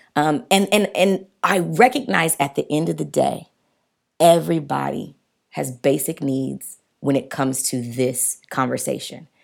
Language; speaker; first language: English; native; English